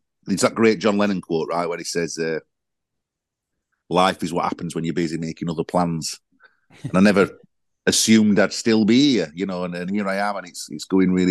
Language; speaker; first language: English; native; English